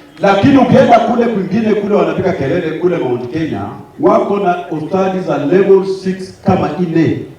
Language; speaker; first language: Swahili; non-native, local second language; Luyia